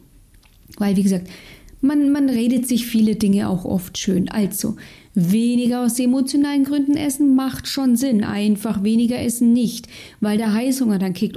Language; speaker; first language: German; native; German